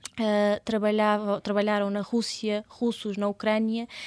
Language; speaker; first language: Portuguese; early bilingual, other home language; Russian